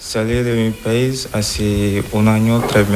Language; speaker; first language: Spanish; non-native, learner; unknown